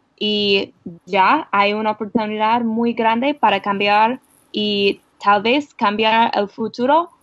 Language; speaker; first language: Spanish; non-native, learner; English